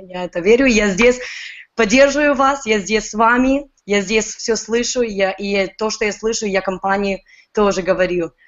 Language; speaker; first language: Russian; early bilingual, heritage; Russian